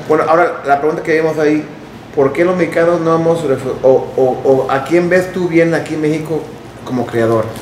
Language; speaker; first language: Spanish; early bilingual, heritage; Spanish